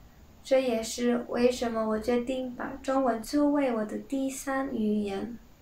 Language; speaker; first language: Chinese; non-native, learner; Spanish